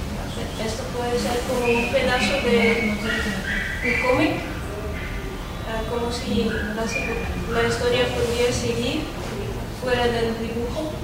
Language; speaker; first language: Spanish; non-native, fluent; Dutch